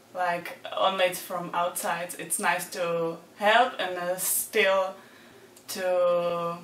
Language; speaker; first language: English; non-native, learner; Czech